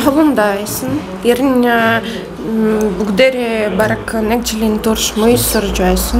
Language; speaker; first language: Mongolian; non-native, fluent; Russian